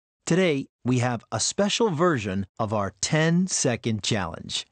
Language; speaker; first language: English; native; English